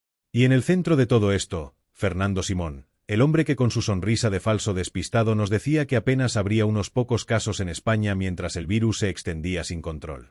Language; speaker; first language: Spanish; native; Spanish